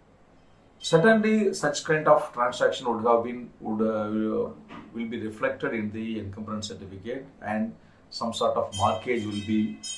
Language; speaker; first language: English; non-native, local second language; Tamil